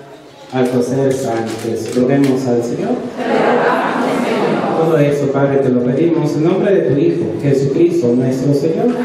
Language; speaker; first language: Spanish; native; Spanish